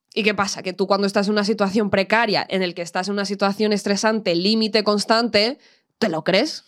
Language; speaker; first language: Spanish; early bilingual, other home language; Russian